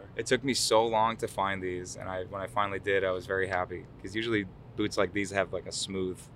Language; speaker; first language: English; early bilingual, other home language; Arabic